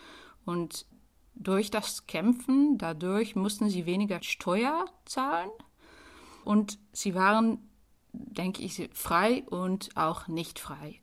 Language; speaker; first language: German; non-native, fluent; Dutch